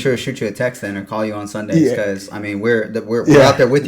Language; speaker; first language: English; native; English